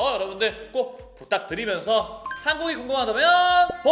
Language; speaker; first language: Korean; native; Korean